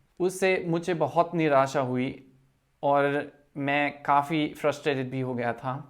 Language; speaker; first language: Hindi; non-native, fluent; German